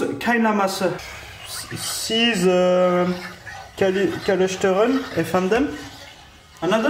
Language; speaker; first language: Turkish; non-native, learner; French